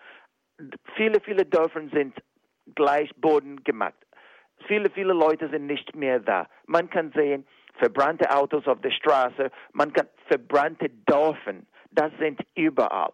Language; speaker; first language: German; non-native, fluent; Igbo